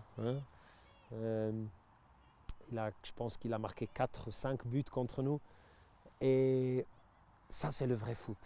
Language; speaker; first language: French; non-native, local second language; Italian